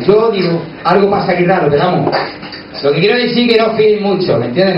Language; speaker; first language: Spanish; native; Spanish